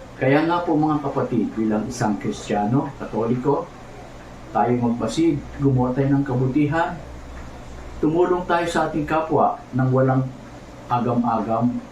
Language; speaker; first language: Filipino; native; Filipino